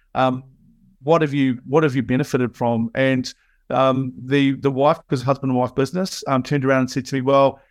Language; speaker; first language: English; native; English